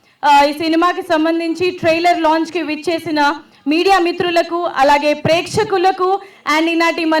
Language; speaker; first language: Telugu; native; Telugu